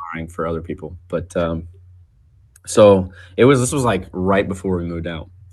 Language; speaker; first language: English; native; English